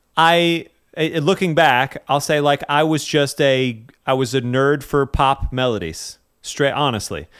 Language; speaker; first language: English; native; English